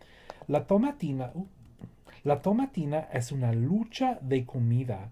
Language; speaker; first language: Spanish; non-native, fluent; English